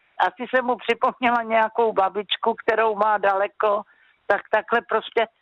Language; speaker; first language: Czech; native; Czech